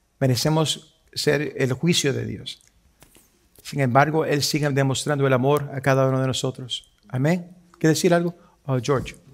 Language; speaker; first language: Spanish; early bilingual, heritage; Spanish